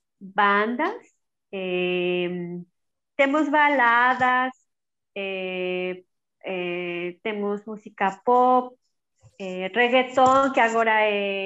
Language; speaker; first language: Portuguese; non-native, learner; Spanish